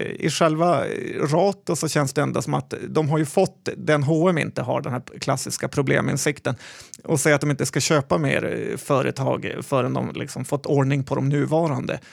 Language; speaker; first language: Swedish; native; Swedish